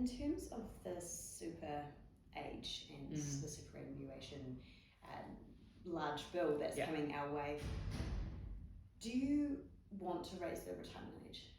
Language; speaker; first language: English; native; English